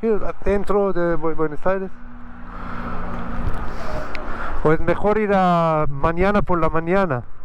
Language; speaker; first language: Spanish; non-native, learner; Persian